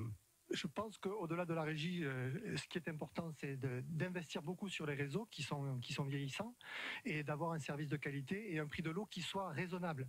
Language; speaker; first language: French; native; French